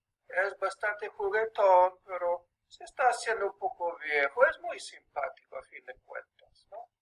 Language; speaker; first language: Spanish; early bilingual, heritage; English